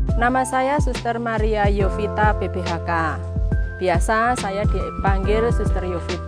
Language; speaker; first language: Indonesian; non-native, local second language; Javanese